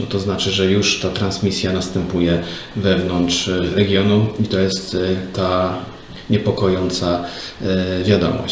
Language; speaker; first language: Polish; native; Polish